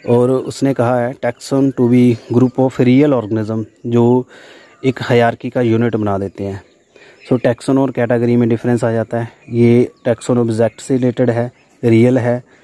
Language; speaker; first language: Hindi; non-native, local second language; Punjabi